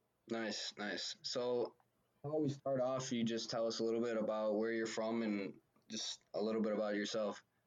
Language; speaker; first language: English; native; English